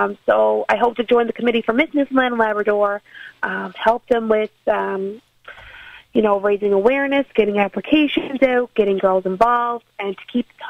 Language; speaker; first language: English; native; English